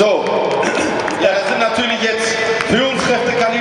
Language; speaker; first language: German; non-native, fluent; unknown